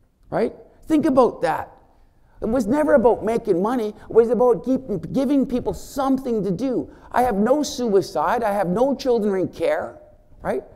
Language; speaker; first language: English; native; English